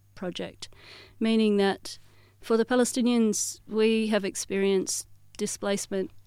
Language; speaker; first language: English; native; English